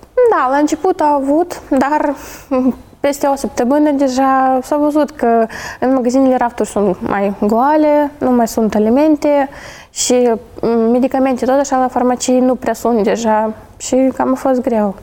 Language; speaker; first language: Romanian; non-native, fluent; Ukrainian